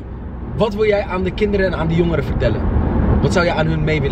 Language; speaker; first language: Dutch; native; Dutch